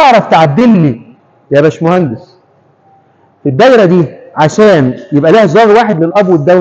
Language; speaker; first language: Arabic; native; Arabic